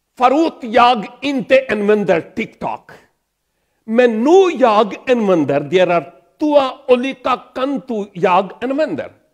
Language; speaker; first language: Swedish; non-native, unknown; Pahari-Potwari